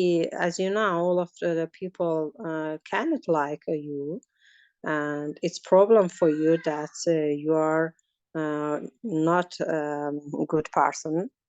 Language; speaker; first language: English; non-native, learner; Azerbaijani